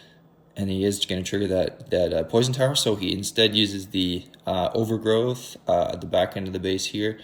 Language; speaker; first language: English; native; English